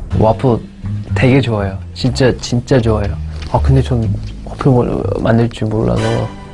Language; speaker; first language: Korean; non-native, learner; English